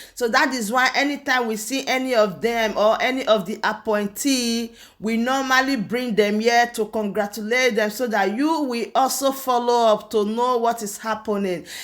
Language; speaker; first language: Nigerian Pidgin; non-native, local second language; Igbo